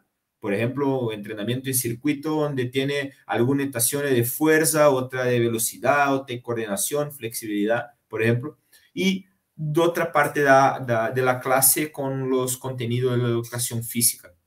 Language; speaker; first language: Spanish; non-native, fluent; Portuguese